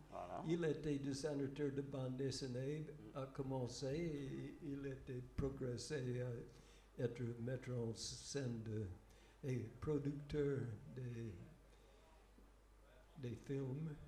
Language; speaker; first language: French; non-native, fluent; English